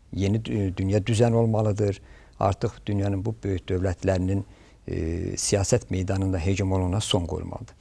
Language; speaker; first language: Azerbaijani; native; Azerbaijani